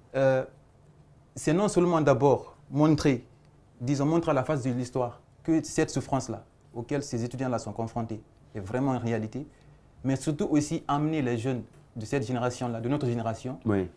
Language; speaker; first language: French; non-native, local second language; Fula